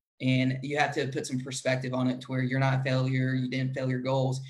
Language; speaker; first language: English; native; English